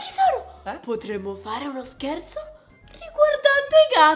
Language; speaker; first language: Italian; native; Italian